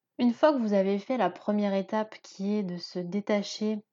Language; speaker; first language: French; native; French